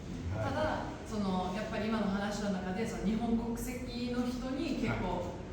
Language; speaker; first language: Japanese; native; Japanese